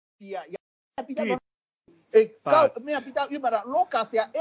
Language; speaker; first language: Finnish; non-native, learner; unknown